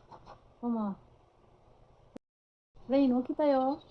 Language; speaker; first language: Japanese; non-native, fluent; Filipino